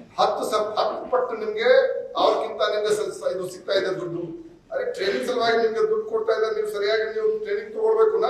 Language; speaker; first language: Kannada; non-native, fluent; Hindi